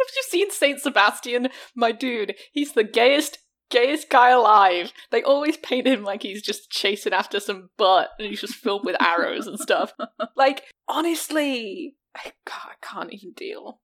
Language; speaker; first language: English; native; English